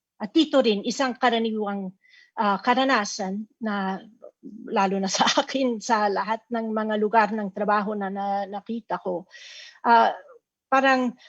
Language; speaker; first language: Filipino; non-native, fluent; German